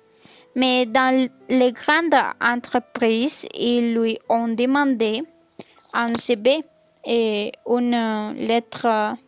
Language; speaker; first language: French; non-native, learner; Spanish